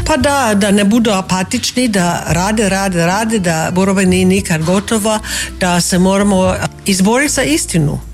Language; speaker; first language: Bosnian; non-native, fluent; English